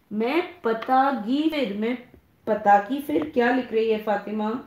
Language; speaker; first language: Hindi; non-native, local second language; Bangla